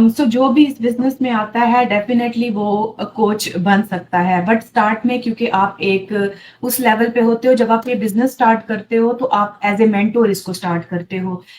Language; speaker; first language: Urdu; native; Urdu